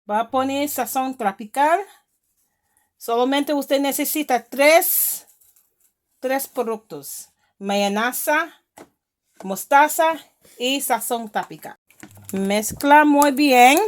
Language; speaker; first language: Spanish; non-native, learner; English